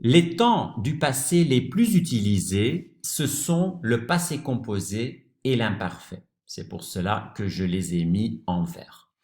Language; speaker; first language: French; non-native, fluent; Dutch